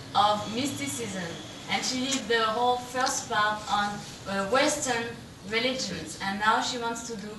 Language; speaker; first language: English; non-native, fluent; French